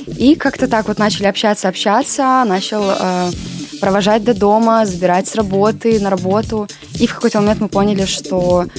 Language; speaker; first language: Russian; native; Russian